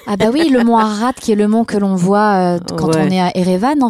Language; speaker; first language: French; native; French